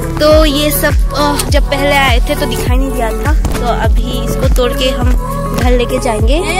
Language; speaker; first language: Hindi; non-native, local second language; Assamese